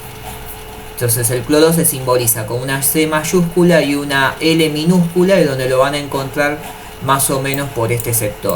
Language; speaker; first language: Spanish; native; Spanish